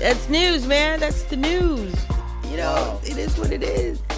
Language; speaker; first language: English; native; English